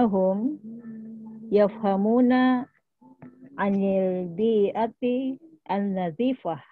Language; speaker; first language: Arabic; non-native, learner; Indonesian